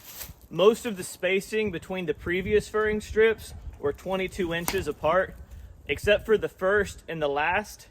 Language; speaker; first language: English; native; English